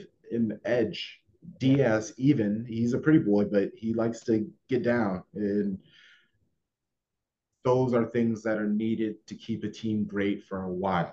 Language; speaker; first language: English; native; English